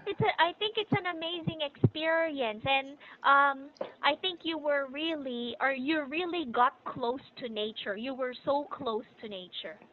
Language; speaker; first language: English; non-native, fluent; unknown